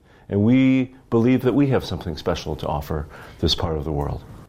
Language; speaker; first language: English; native; English